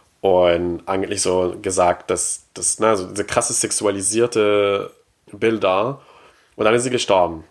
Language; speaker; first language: German; non-native, fluent; French